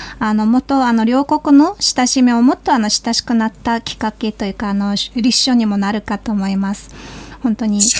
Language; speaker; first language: Japanese; non-native, fluent; Mongolian